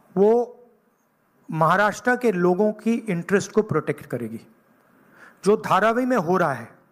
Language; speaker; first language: Hindi; native; Hindi